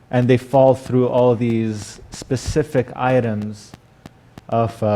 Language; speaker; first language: English; non-native, fluent; Arabic